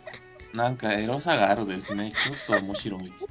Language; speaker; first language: Japanese; non-native, learner; Spanish